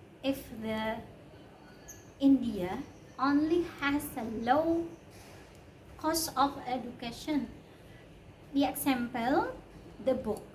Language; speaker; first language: English; non-native, learner; Indonesian